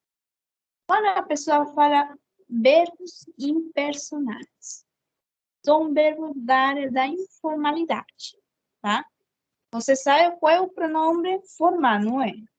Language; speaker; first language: Portuguese; non-native, fluent; Spanish